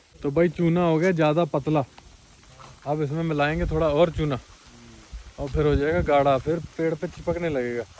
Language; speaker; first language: Hindi; non-native, local second language; Punjabi